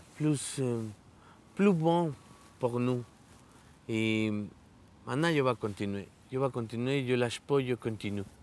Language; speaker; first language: French; non-native, fluent; Spanish